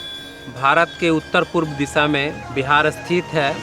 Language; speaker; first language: Hindi; native; Hindi